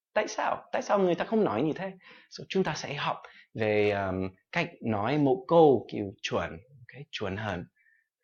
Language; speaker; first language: Vietnamese; non-native, fluent; English